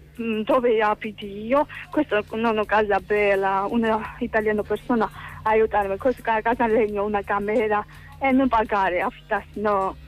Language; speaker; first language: Italian; non-native, learner; Georgian